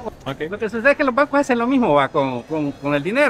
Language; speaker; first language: Spanish; native; Spanish